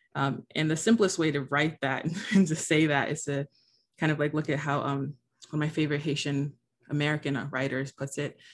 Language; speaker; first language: English; early bilingual, other home language; Haitian Creole